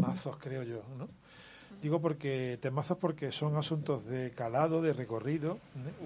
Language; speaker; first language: Spanish; native; Spanish